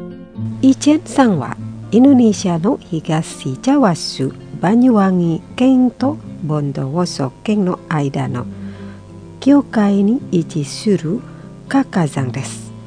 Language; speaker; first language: Japanese; non-native, fluent; Indonesian